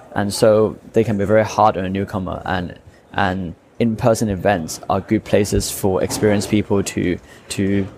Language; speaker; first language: English; non-native, local second language; Cantonese